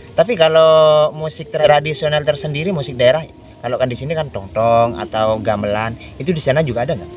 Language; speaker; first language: Indonesian; non-native, local second language; Madurese